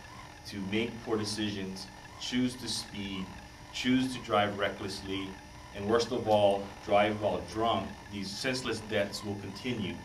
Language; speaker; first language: English; native; English